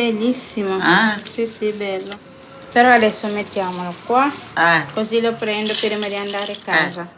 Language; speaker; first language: Italian; non-native, learner; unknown